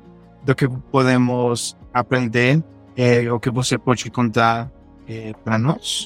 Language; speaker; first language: Portuguese; non-native, fluent; Spanish